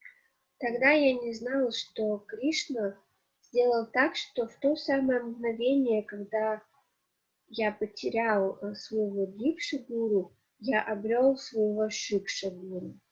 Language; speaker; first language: Russian; native; Russian